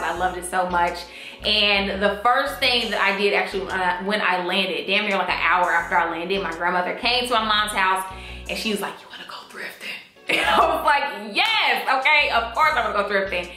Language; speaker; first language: English; native; English